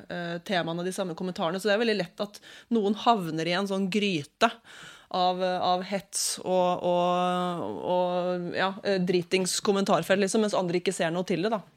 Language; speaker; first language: Norwegian; native; Norwegian